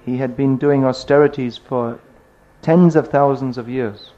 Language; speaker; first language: English; native; English